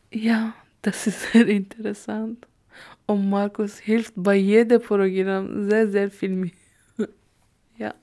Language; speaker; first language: German; non-native, learner; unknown